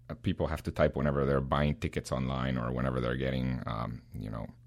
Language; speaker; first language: English; non-native, fluent; Spanish